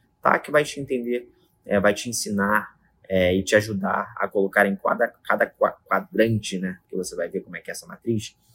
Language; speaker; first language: Portuguese; native; Portuguese